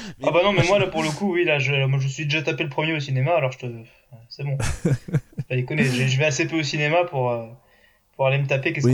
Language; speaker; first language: French; native; French